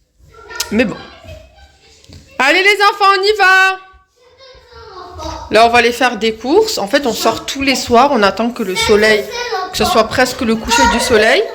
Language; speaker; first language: French; native; French